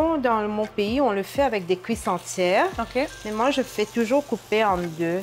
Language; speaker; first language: French; non-native, local second language; Morisyen